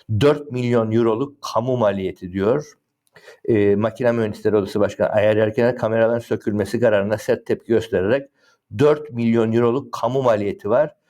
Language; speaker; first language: Turkish; native; Turkish